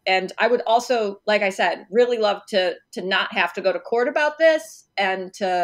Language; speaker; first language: English; native; English